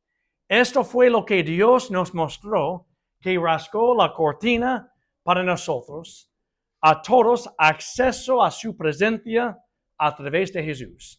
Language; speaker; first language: Spanish; non-native, fluent; English